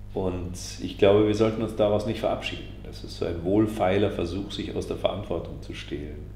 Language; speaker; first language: German; native; German